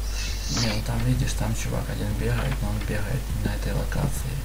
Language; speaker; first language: Russian; native; Russian